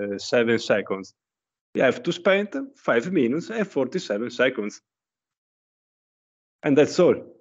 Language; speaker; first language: English; non-native, learner; Italian